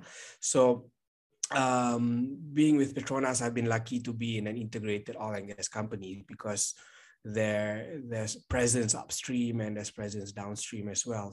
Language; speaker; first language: English; non-native, local second language; Malay